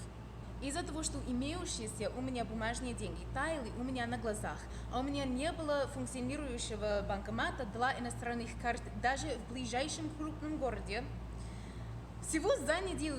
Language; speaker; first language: Russian; non-native, fluent; English